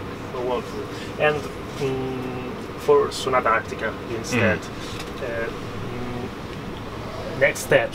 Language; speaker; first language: English; non-native, fluent; Italian